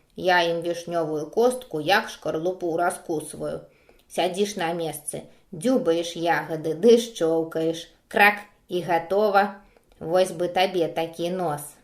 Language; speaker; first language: Belarusian; non-native, local second language; Russian